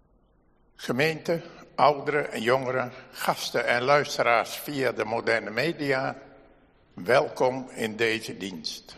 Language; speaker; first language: Dutch; native; Dutch